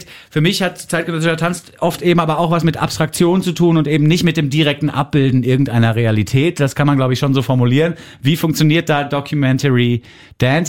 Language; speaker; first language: German; native; German